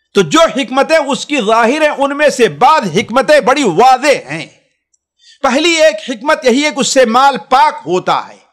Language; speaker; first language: Hindi; native; Hindi